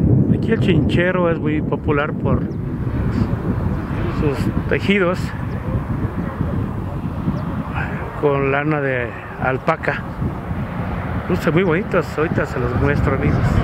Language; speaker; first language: Spanish; native; Spanish